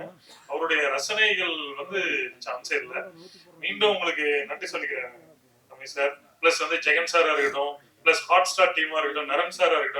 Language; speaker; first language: Tamil; native; Tamil